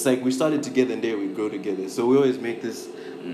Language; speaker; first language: English; non-native, local second language; Nyanja